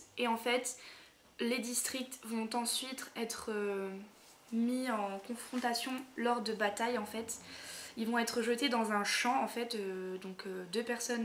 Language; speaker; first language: French; native; French